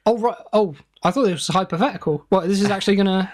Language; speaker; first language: English; native; English